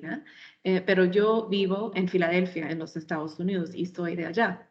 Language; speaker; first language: Spanish; non-native, fluent; English